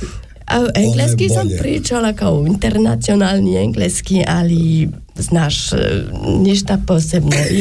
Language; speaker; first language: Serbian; non-native, learner; French